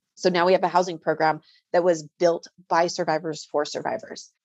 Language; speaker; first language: English; native; English